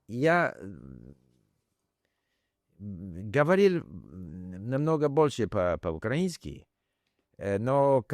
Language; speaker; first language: Russian; non-native, learner; English